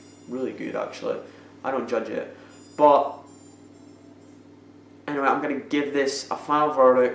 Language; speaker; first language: English; native; English